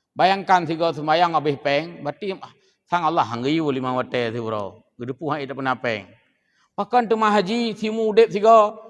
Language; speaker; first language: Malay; non-native, local second language; Achinese